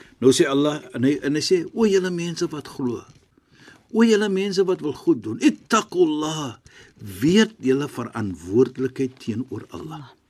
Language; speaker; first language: Afrikaans; non-native, fluent; Arabic